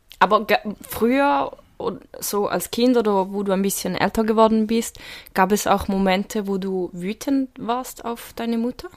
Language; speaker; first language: German; native; German